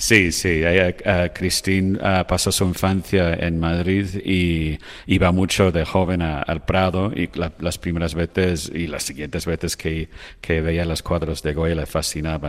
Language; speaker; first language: Spanish; non-native, fluent; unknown